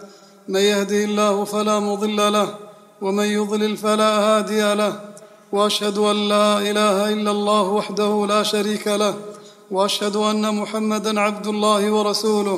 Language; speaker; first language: Arabic; native; Arabic